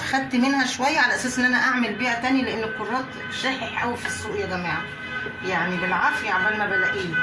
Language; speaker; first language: Arabic; native; Arabic